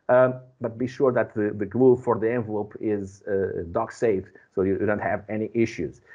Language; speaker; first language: English; non-native, fluent; Portuguese